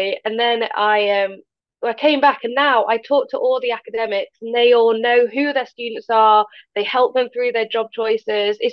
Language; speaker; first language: English; native; English